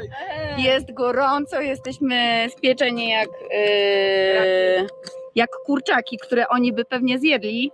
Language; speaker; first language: Polish; native; Polish